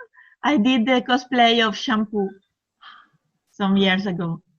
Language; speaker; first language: English; non-native, fluent; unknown